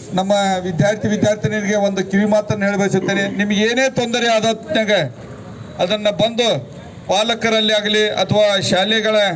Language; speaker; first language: Kannada; native; Kannada